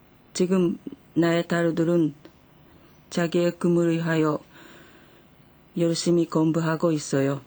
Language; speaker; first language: Korean; non-native, fluent; Japanese